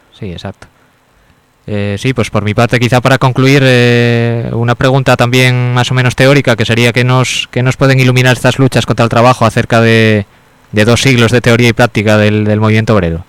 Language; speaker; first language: Spanish; native; Spanish